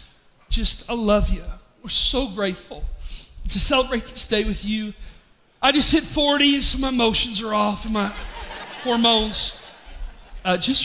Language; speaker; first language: English; native; English